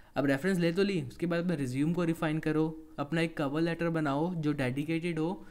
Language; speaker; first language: Hindi; native; Hindi